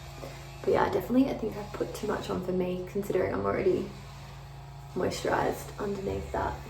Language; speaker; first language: English; native; English